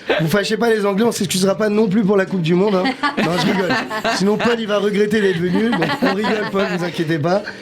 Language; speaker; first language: French; native; French